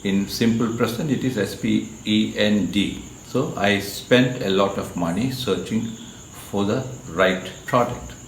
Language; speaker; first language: English; non-native, local second language; Malayalam